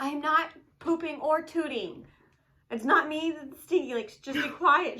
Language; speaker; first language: English; native; English